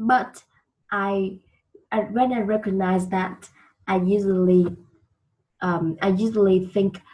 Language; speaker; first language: English; non-native, learner; Vietnamese